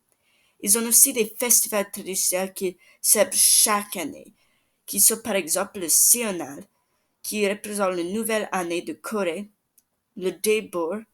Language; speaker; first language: French; non-native, learner; English